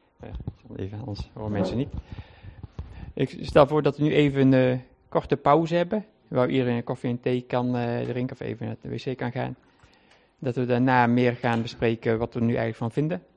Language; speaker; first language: Dutch; native; Dutch